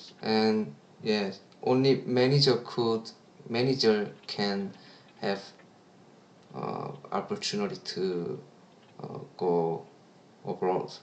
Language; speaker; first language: English; non-native, learner; Korean